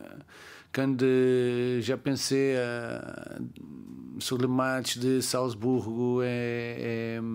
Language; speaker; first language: French; non-native, learner; Portuguese